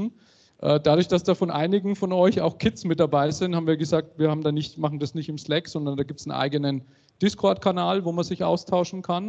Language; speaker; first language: German; native; German